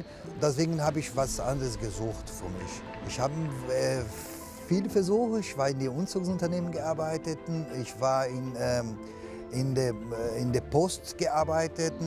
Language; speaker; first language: German; non-native, learner; Portuguese